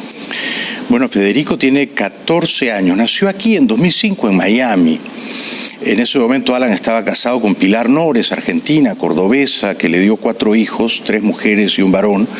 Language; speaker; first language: Spanish; native; Spanish